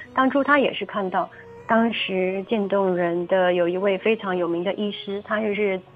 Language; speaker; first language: Chinese; native; Chinese